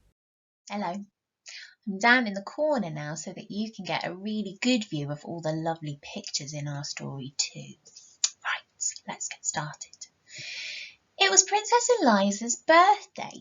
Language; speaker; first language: English; native; English